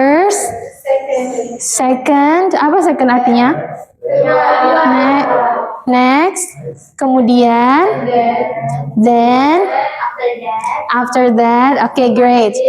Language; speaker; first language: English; non-native, fluent; Indonesian